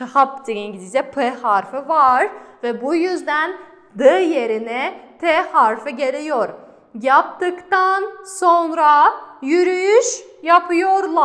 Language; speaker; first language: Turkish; non-native, fluent; Kazakh